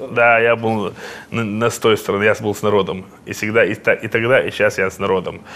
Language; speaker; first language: Russian; non-native, local second language; Chechen